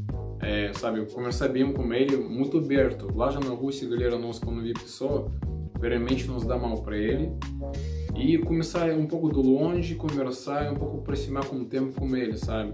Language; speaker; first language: Portuguese; non-native, learner; Russian